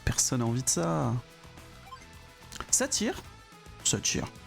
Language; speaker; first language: French; native; French